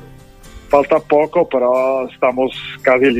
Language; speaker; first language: Spanish; non-native, fluent; Dutch